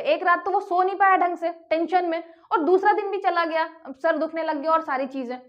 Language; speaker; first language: Hindi; native; Hindi